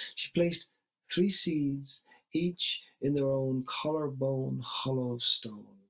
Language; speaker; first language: English; native; English